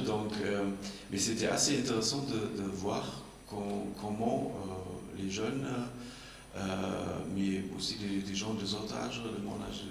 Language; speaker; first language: French; non-native, fluent; German